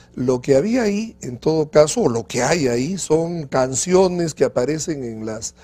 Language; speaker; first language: Spanish; native; Spanish